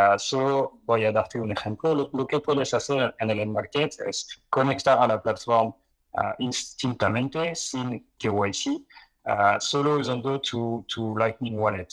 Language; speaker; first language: Spanish; non-native, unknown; French